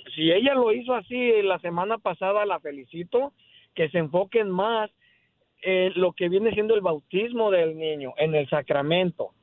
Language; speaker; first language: Spanish; native; Spanish